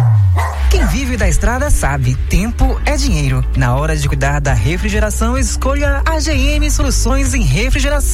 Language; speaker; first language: Portuguese; native; Portuguese